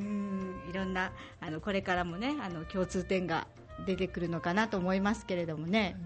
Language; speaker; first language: Japanese; native; Japanese